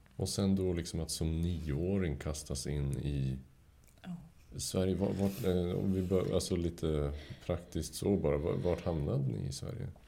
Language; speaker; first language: Swedish; native; Swedish